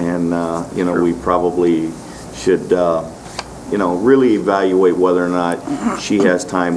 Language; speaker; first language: English; native; English